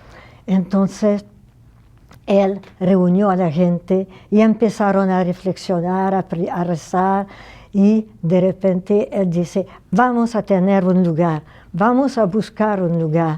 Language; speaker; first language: Spanish; non-native, fluent; French